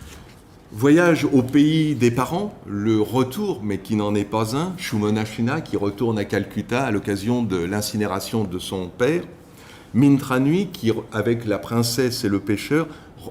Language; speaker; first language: French; native; French